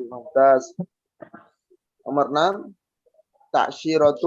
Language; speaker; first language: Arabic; non-native, fluent; Indonesian